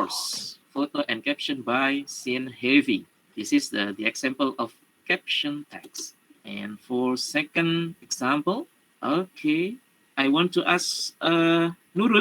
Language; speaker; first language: English; non-native, learner; Indonesian